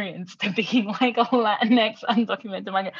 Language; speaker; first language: English; native; English